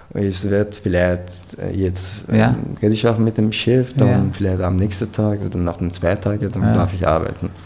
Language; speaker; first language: German; non-native, fluent; Persian